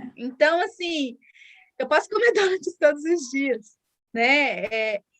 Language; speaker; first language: Portuguese; native; Portuguese